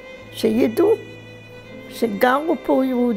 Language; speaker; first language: Hebrew; non-native, fluent; German